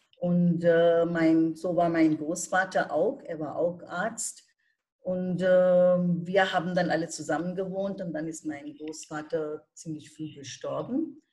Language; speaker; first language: German; non-native, fluent; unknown